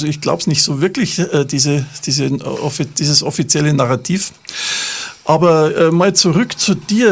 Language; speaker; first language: German; native; German